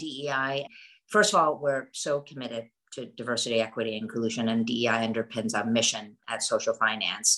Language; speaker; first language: English; non-native, local second language; Cantonese